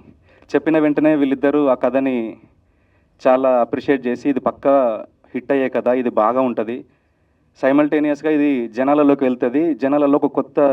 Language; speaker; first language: Telugu; native; Telugu